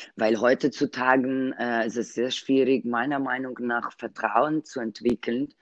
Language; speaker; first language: German; non-native, learner; Italian